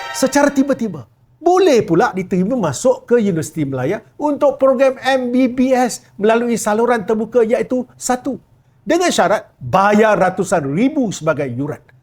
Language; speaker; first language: Malay; non-native, local second language; Chinese